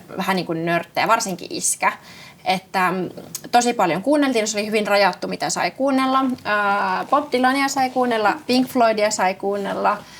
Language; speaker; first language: Finnish; native; Finnish